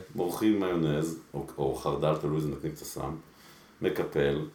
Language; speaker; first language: Hebrew; early bilingual, other home language; Spanish